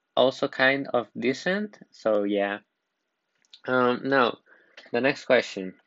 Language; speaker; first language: English; non-native, fluent; Spanish